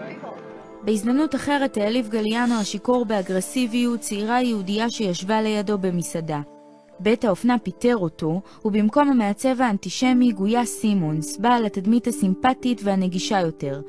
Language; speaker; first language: Hebrew; native; Hebrew